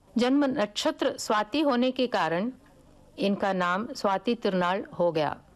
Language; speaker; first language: Hindi; non-native, local second language; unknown